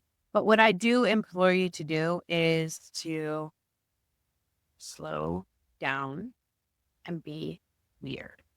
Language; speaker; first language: English; native; English